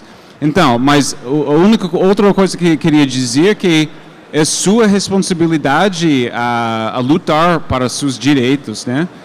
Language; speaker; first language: Portuguese; non-native, fluent; English